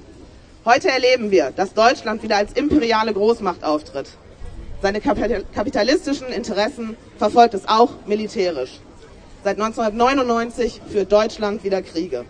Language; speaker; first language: German; native; German